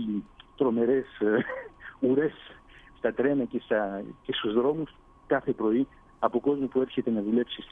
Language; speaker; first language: Greek; early bilingual, heritage; Greek